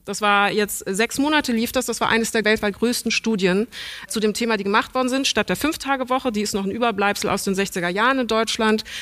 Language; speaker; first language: German; early bilingual, other home language; English